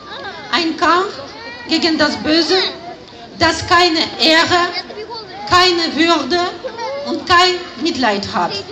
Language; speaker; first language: German; non-native, fluent; Ukrainian